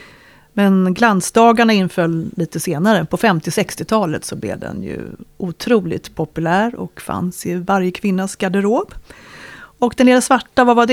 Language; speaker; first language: Swedish; native; Swedish